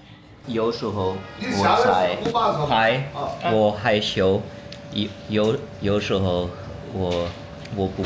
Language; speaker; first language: Chinese; non-native, learner; German